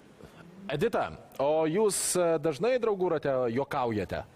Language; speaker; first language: Lithuanian; native; Lithuanian